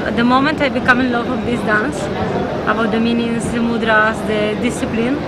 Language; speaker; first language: English; non-native, learner; Spanish